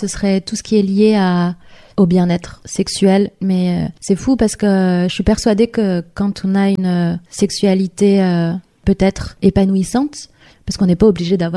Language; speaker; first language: French; native; French